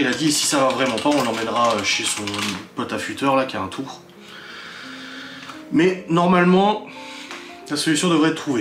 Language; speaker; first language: French; native; French